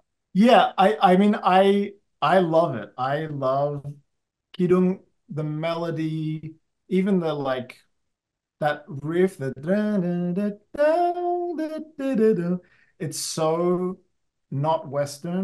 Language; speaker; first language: English; native; English